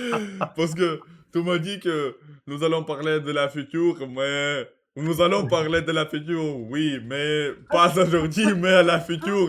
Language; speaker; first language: French; non-native, learner; Russian